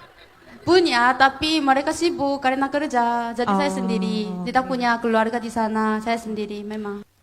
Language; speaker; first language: Indonesian; non-native, fluent; Korean